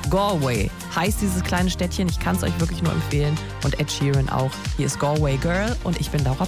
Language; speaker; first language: German; native; German